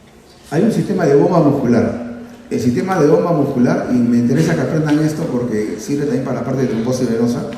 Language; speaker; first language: Spanish; native; Spanish